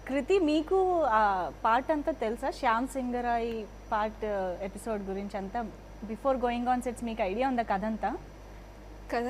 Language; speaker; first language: Telugu; native; Telugu